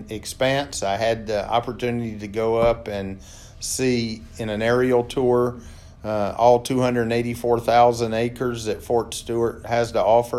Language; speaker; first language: English; native; English